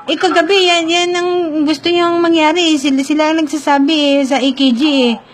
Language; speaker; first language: Filipino; non-native, local second language; Cebuano